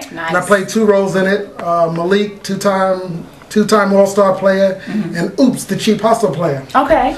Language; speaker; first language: English; native; English